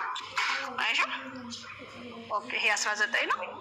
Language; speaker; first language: Arabic; non-native, learner; Amharic